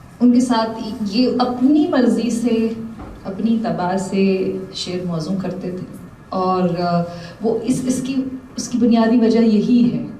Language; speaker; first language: Urdu; native; Urdu